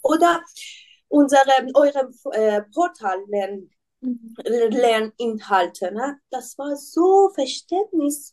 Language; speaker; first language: German; non-native, learner; Persian